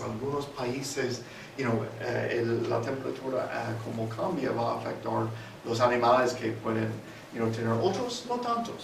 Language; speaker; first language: Spanish; non-native, fluent; English